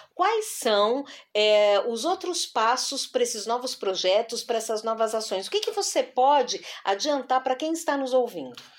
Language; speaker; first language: Portuguese; native; Portuguese